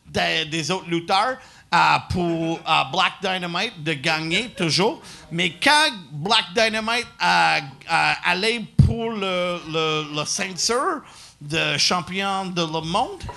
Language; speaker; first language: French; non-native, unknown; English